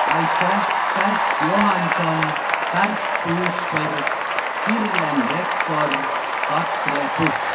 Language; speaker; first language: Estonian; native; Estonian